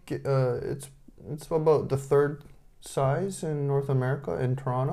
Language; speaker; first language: English; non-native, fluent; Japanese